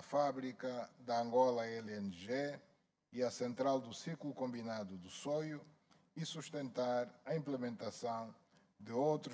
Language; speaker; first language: Portuguese; native; Portuguese